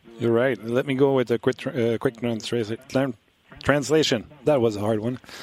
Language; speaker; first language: English; non-native, fluent; French